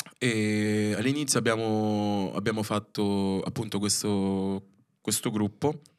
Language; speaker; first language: Italian; early bilingual, other home language; Filipino